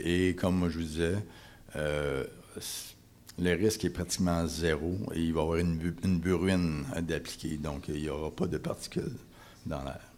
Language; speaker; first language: French; native; French